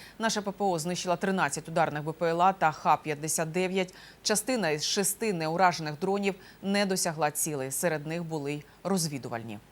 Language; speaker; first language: Ukrainian; native; Ukrainian